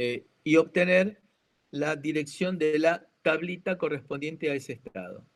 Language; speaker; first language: Spanish; native; Spanish